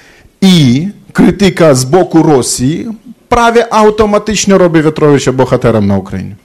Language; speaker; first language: Polish; non-native, fluent; Ukrainian